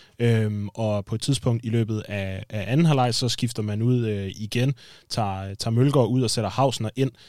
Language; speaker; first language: Danish; native; Danish